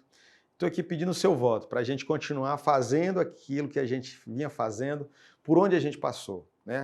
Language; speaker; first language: Portuguese; native; Portuguese